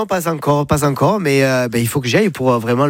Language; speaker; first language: French; native; French